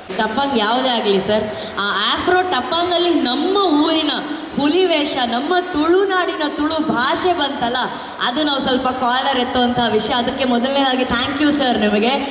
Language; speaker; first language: Kannada; non-native, local second language; Tulu